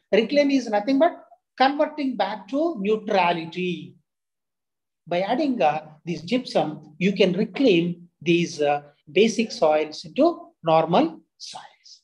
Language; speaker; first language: English; non-native, local second language; Telugu